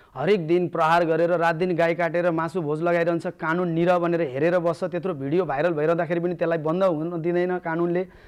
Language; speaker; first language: Nepali; native; Nepali